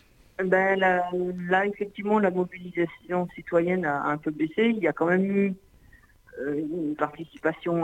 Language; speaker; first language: French; native; French